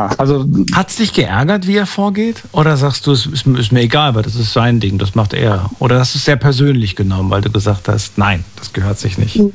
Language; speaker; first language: German; native; German